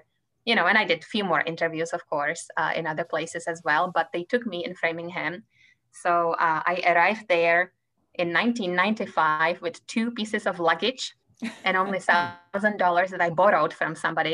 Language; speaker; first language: English; non-native, fluent; Czech